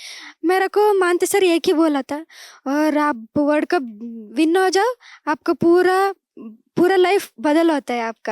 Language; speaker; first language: Hindi; non-native, local second language; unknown